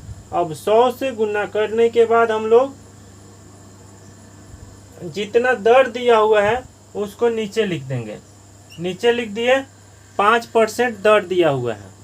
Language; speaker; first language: Hindi; native; Hindi